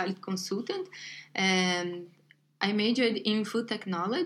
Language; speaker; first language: English; non-native, learner; Portuguese